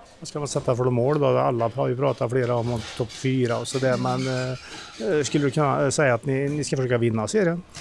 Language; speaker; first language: Swedish; native; Swedish